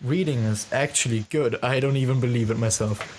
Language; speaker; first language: English; non-native, fluent; German